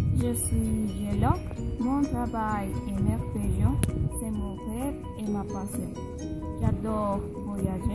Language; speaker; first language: French; non-native, learner; Spanish